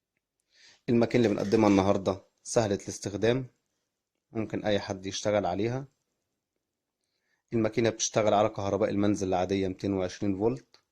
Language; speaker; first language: Arabic; native; Arabic